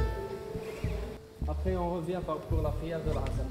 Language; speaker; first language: French; non-native, local second language; Arabic